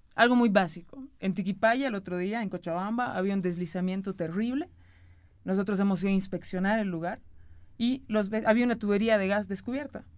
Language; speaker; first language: Spanish; native; Spanish